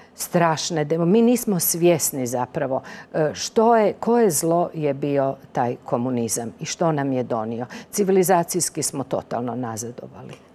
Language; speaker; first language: Croatian; native; Croatian